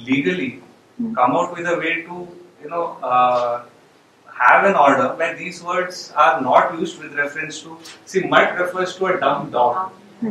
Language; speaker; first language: English; non-native, local second language; Marathi